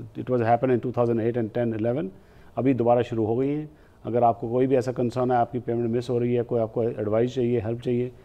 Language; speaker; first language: Hindi; native; Hindi